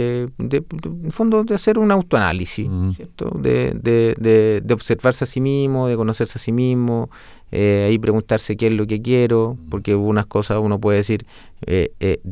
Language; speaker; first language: Spanish; native; Spanish